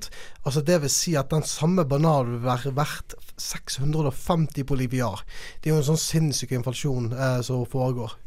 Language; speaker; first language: Norwegian; native; Norwegian